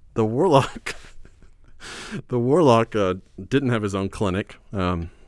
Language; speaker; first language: English; native; English